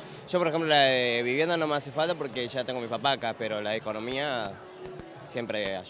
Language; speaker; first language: Spanish; native; Spanish